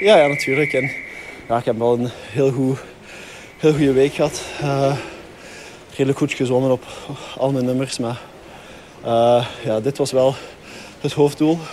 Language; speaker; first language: Dutch; non-native, local second language; French